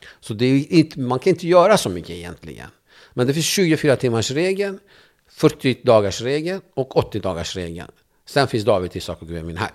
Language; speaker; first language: Swedish; non-native, fluent; Kurdish